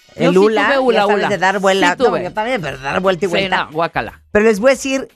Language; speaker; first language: Spanish; native; Spanish